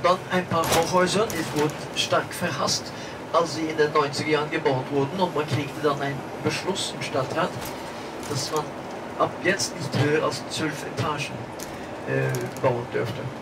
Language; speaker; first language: German; non-native, fluent; Norwegian